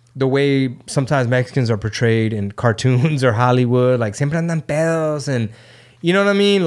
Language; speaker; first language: English; early bilingual, other home language; Spanish